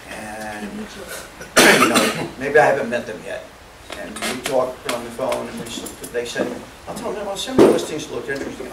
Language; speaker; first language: English; native; English